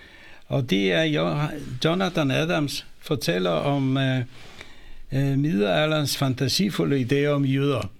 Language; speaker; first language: Danish; non-native, fluent; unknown